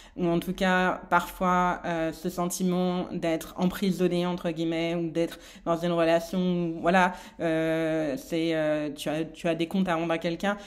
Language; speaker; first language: French; native; French